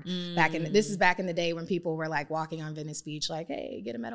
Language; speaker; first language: English; native; English